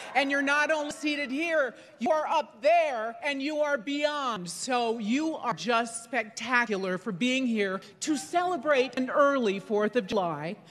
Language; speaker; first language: English; native; English